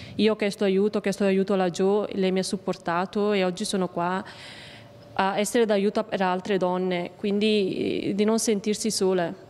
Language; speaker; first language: Italian; early bilingual, other home language; Punjabi